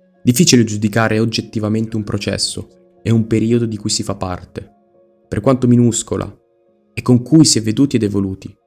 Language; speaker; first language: Italian; native; Italian